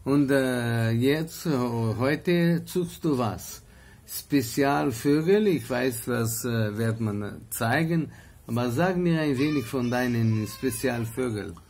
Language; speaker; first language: German; non-native, learner; Portuguese